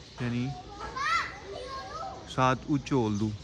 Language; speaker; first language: Turkish; non-native, learner; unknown